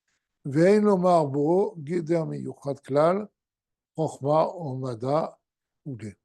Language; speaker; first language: Hebrew; non-native, fluent; French